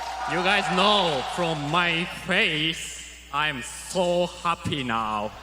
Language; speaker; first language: English; non-native, learner; Japanese